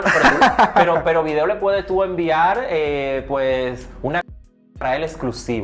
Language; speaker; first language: Spanish; native; Spanish